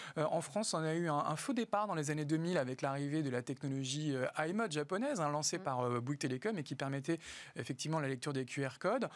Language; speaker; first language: French; native; French